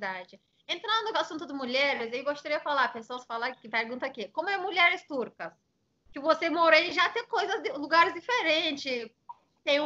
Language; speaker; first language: Portuguese; non-native, fluent; Turkish